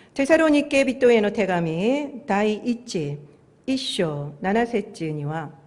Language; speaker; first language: Japanese; non-native, fluent; Korean